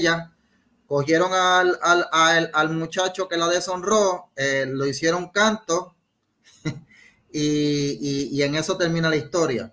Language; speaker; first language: Spanish; native; Spanish